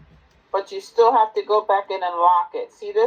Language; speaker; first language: English; native; English